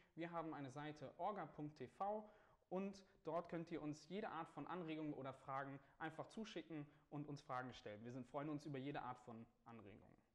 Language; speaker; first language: German; native; German